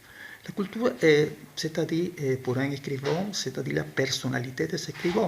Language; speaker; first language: French; non-native, learner; Spanish